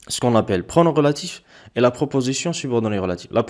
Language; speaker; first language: French; non-native, local second language; Arabic